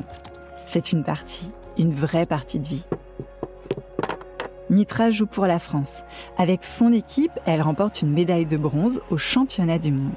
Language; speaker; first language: French; native; French